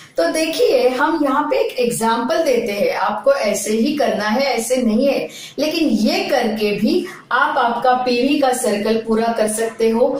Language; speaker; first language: Hindi; non-native, local second language; Marathi